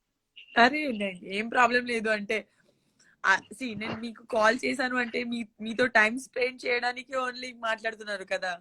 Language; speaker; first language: Telugu; non-native, local second language; Gujarati